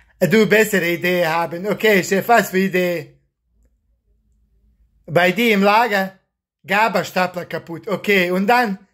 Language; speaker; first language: German; non-native, learner; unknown